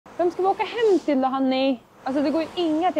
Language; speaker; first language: Swedish; native; Swedish